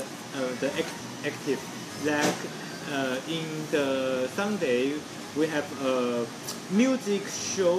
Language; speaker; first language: English; non-native, learner; Chinese